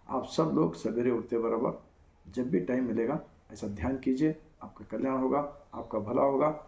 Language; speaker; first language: Hindi; non-native, local second language; Kannada